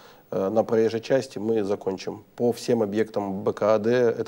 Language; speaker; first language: Russian; native; Russian